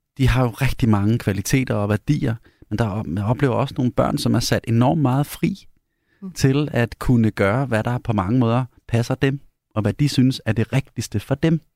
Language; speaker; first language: Danish; native; Danish